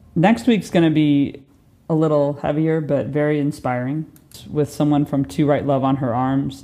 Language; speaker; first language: English; native; English